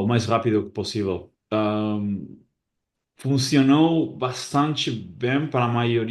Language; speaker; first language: Portuguese; non-native, fluent; Basque